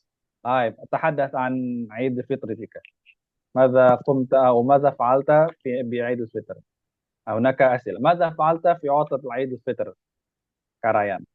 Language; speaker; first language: Arabic; non-native, fluent; Indonesian